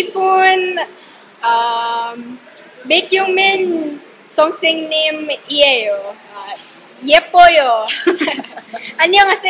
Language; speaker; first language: Korean; non-native, learner; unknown